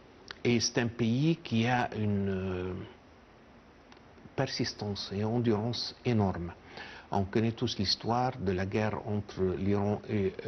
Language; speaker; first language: French; non-native, fluent; Arabic